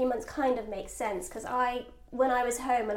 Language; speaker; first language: English; native; English